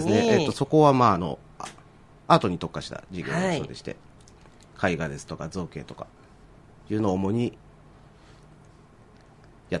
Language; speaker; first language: Japanese; native; Japanese